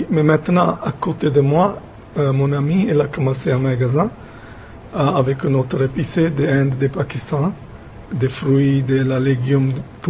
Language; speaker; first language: French; non-native, fluent; Punjabi